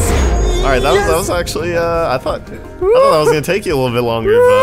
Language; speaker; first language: English; native; English